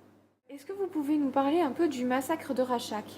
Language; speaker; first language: French; native; French